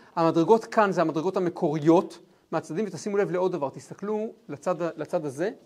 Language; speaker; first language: Hebrew; native; Hebrew